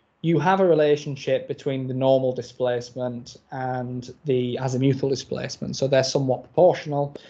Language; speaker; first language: English; native; English